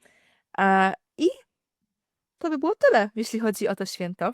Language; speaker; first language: Polish; native; Polish